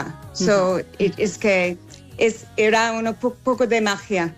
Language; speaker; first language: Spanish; non-native, learner; English